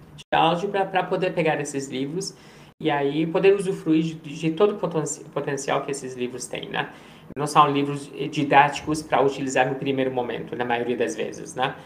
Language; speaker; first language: Portuguese; non-native, fluent; Persian